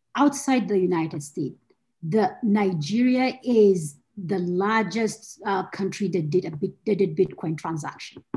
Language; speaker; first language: English; non-native, local second language; Hausa